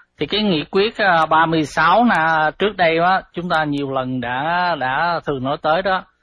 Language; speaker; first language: Vietnamese; native; Vietnamese